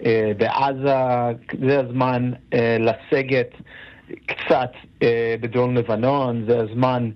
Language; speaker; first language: Hebrew; non-native, fluent; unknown